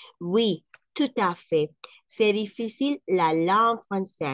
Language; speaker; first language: French; non-native, fluent; Spanish